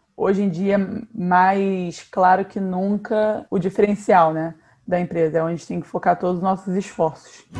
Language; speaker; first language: Portuguese; native; Portuguese